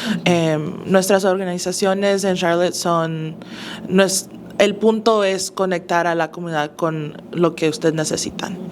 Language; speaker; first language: Spanish; early bilingual, other home language; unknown